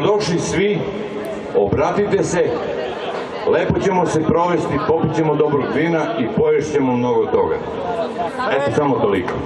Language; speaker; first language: Bosnian; native; Bosnian